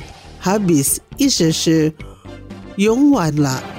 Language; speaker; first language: Chinese; early bilingual, heritage; Chinese